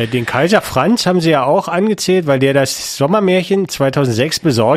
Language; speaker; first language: German; native; German